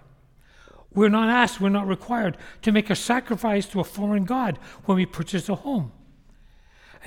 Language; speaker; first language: English; native; English